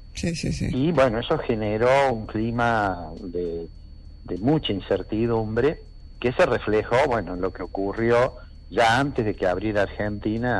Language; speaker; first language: Spanish; native; Spanish